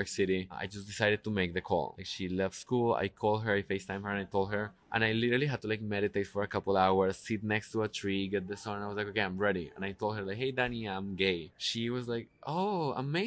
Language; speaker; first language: English; non-native, fluent; Spanish